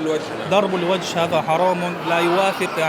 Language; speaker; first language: Arabic; non-native, learner; Chechen